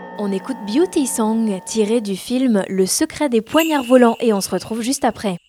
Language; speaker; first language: French; native; French